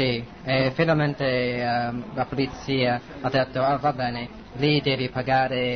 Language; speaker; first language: Italian; non-native, learner; English